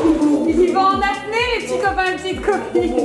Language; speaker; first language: French; native; French